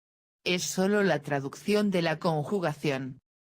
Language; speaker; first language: Spanish; non-native, fluent; Dutch